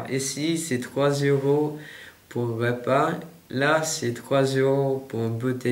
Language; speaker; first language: French; non-native, learner; English